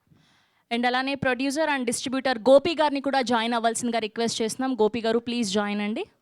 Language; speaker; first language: Telugu; native; Telugu